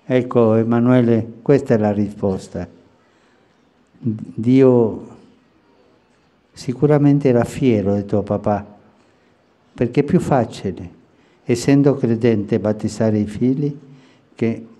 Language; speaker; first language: Italian; non-native, fluent; Spanish